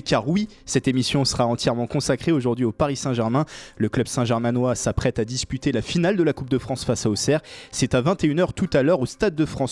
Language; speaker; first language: French; native; French